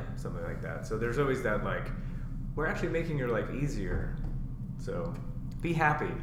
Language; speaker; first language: English; native; English